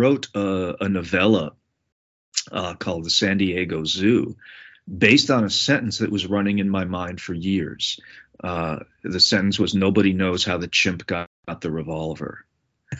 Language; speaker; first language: English; native; English